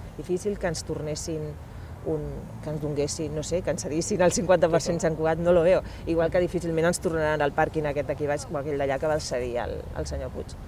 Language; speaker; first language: Catalan; non-native, local second language; Spanish